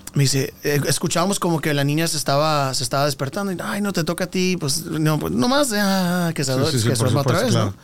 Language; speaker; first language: Spanish; early bilingual, heritage; Spanish